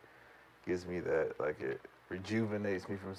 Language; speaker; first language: English; native; English